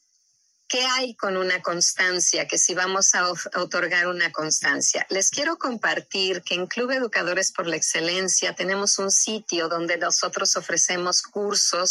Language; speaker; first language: Spanish; native; Spanish